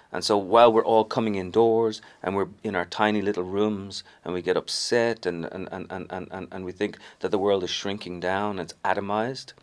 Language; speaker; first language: English; native; English